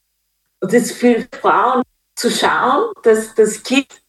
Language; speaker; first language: German; non-native, fluent; Kinyarwanda